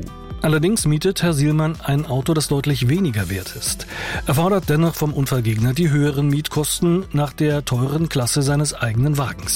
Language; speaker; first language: German; native; German